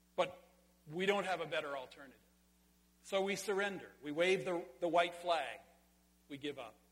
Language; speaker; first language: English; native; English